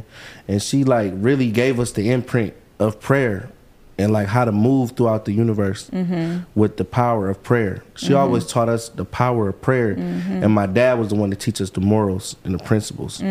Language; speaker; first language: English; native; English